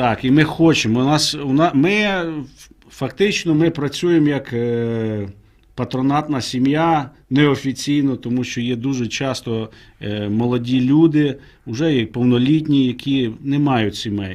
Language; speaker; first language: Ukrainian; native; Ukrainian